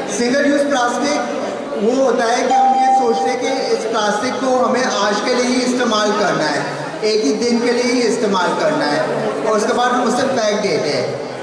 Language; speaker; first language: Hindi; native; Hindi